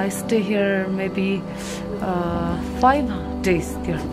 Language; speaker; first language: English; non-native, learner; Tibetan